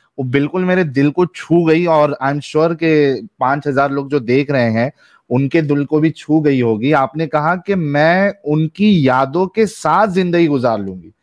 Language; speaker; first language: Urdu; native; Urdu